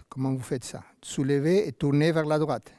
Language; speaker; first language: French; non-native, fluent; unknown